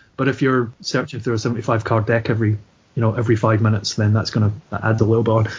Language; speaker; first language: English; native; English